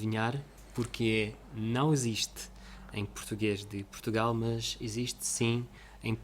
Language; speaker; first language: Portuguese; non-native, fluent; Russian